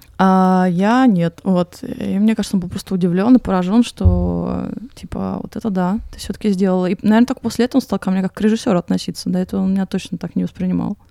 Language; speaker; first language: Russian; native; Russian